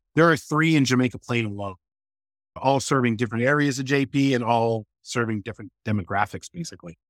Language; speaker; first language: English; native; English